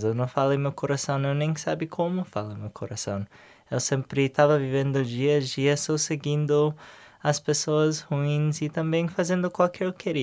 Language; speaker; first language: Portuguese; non-native, learner; English